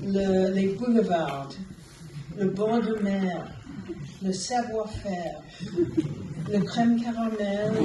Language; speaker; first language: French; non-native, fluent; English